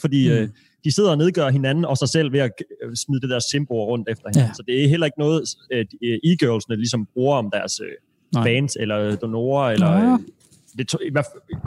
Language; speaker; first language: Danish; native; Danish